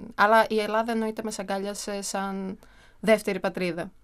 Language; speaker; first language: Greek; early bilingual, other home language; Armenian